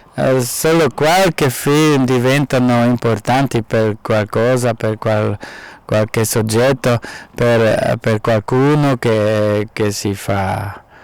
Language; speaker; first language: Italian; non-native, fluent; German